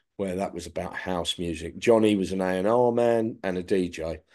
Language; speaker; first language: English; native; English